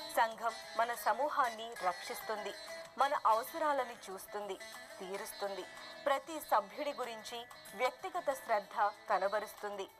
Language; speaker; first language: Telugu; early bilingual, heritage; Telugu